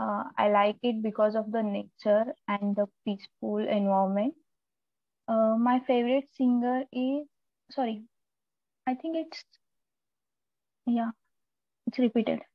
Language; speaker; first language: English; non-native, local second language; Marathi